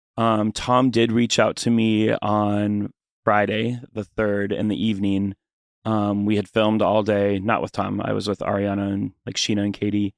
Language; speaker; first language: English; native; English